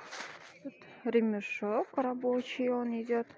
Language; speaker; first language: Russian; non-native, local second language; Kyrgyz